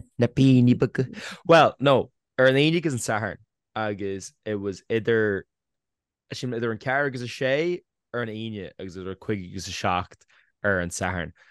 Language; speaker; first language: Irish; native; Irish